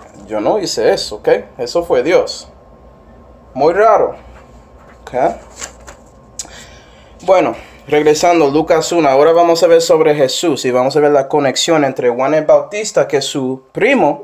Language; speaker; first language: Spanish; non-native, fluent; English